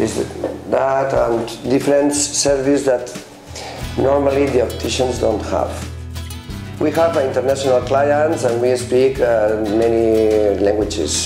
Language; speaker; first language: English; non-native, fluent; Spanish